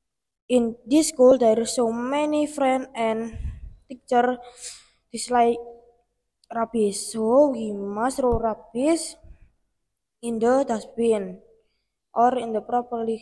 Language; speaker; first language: English; non-native, learner; Indonesian